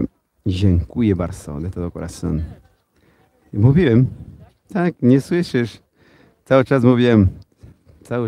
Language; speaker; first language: Polish; non-native, learner; Spanish